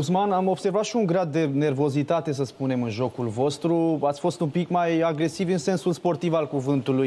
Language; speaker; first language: Romanian; native; Romanian